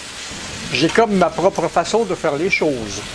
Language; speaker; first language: French; native; French